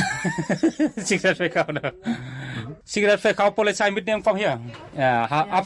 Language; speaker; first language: German; non-native, learner; Vietnamese